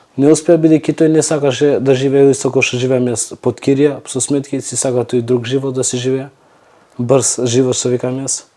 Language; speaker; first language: Macedonian; non-native, local second language; Turkish